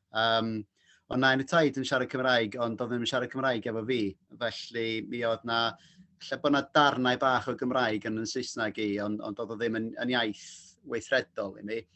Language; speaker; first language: Welsh; non-native, local second language; English